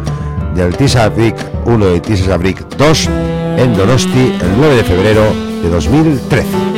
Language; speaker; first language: Spanish; native; Spanish